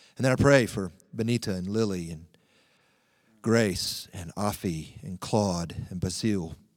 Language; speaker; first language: English; native; English